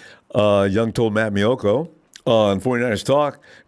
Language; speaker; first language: English; native; English